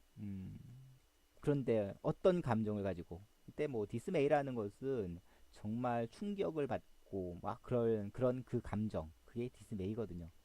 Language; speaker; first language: Korean; native; Korean